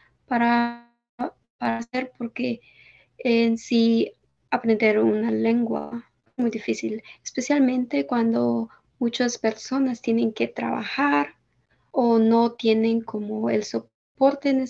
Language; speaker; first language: Spanish; early bilingual, heritage; Spanish